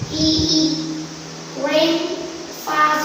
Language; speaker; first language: English; non-native, learner; Vietnamese